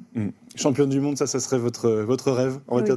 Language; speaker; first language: French; native; French